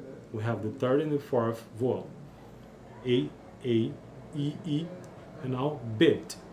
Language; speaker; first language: English; non-native, learner; Portuguese